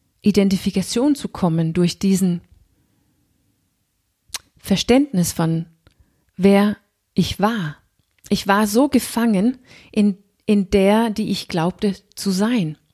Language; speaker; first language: German; non-native, fluent; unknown